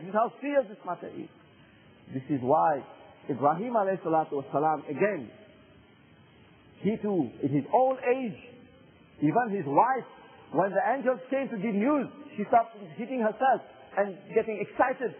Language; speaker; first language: English; non-native, fluent; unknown